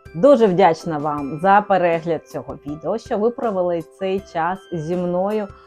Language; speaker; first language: Ukrainian; non-native, local second language; Russian